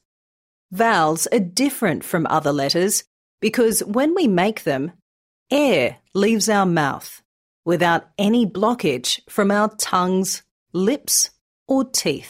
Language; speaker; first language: English; native; English